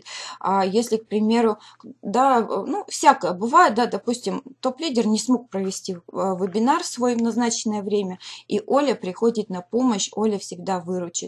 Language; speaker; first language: Russian; native; Russian